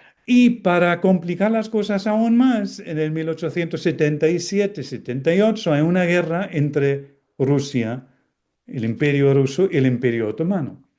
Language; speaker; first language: Spanish; non-native, fluent; German